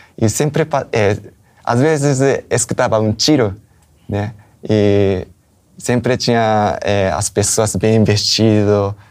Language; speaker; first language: Portuguese; non-native, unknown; Japanese